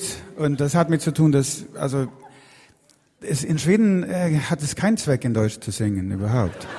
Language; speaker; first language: German; non-native, fluent; Swedish